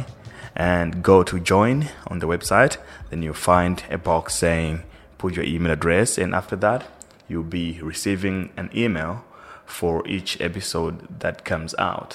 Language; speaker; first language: English; non-native, local second language; Nyanja